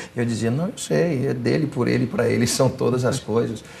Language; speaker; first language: Portuguese; non-native, fluent; English